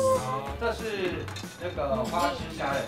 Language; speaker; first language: Chinese; native; Chinese